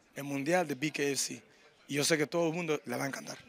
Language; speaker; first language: Spanish; native; Spanish